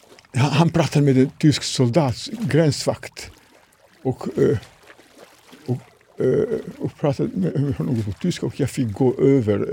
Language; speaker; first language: Swedish; non-native, fluent; Serbian